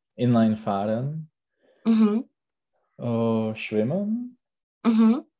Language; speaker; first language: German; non-native, learner; Czech